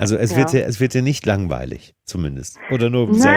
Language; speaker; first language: German; native; German